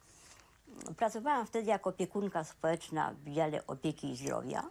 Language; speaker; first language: Polish; native; Polish